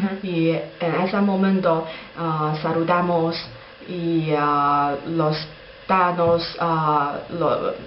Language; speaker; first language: Spanish; non-native, learner; Chinese